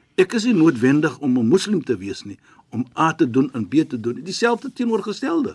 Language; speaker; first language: Afrikaans; non-native, fluent; Arabic